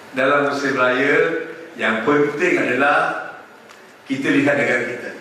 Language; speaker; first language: Malay; non-native, local second language; Tamil